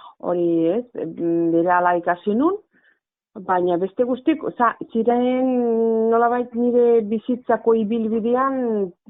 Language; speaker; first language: Basque; non-native, fluent; Azerbaijani